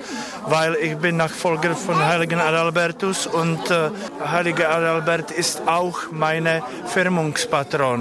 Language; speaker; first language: German; non-native, fluent; Czech